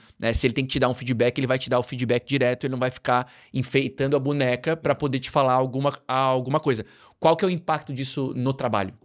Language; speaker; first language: Portuguese; native; Portuguese